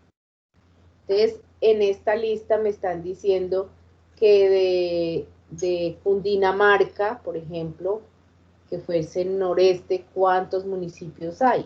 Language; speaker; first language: Spanish; native; Spanish